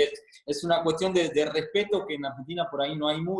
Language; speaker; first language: Spanish; native; Spanish